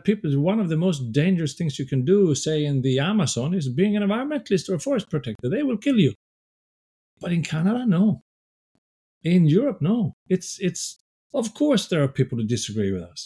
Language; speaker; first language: English; non-native, fluent; Swedish